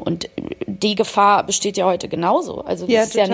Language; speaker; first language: German; native; German